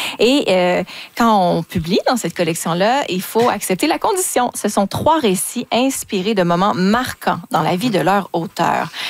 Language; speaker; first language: French; native; French